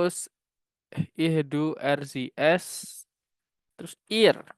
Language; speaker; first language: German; non-native, learner; Indonesian